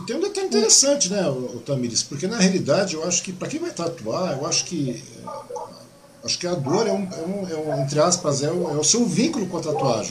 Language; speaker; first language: Portuguese; native; Portuguese